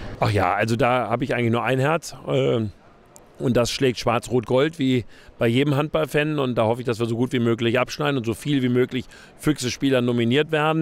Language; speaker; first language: German; native; German